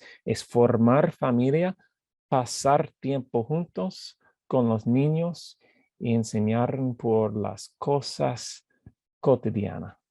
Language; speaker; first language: Spanish; non-native, fluent; English